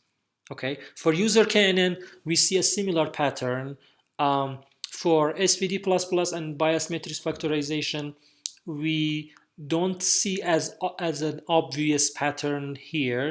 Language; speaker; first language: English; non-native, fluent; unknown